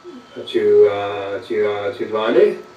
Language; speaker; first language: French; non-native, fluent; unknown